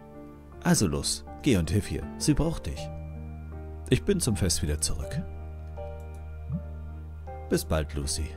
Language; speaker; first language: German; native; German